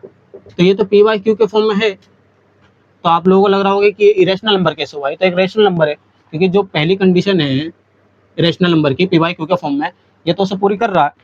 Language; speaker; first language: Hindi; native; Hindi